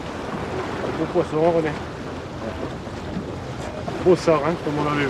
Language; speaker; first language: French; native; French